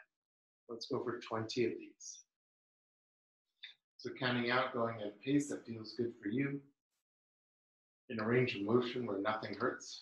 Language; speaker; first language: English; native; English